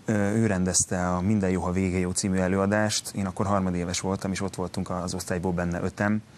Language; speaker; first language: Hungarian; native; Hungarian